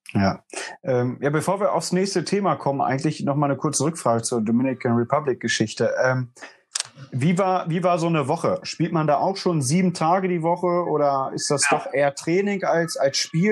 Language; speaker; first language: German; native; German